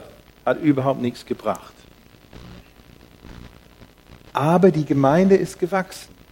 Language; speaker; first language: German; non-native, fluent; English